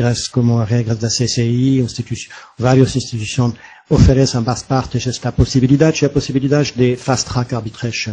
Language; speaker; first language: Portuguese; non-native, fluent; French